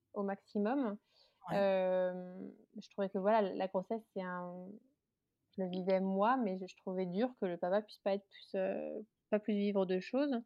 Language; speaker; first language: French; native; French